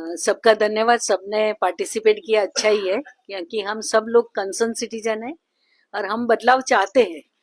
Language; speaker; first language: Hindi; non-native, local second language; Gujarati